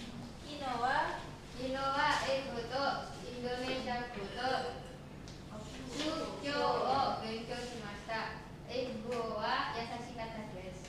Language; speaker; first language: Japanese; non-native, learner; Indonesian